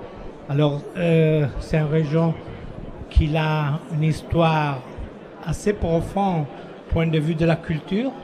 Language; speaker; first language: French; non-native, fluent; Italian